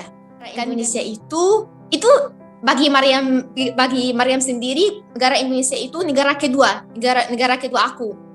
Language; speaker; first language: Indonesian; non-native, fluent; Arabic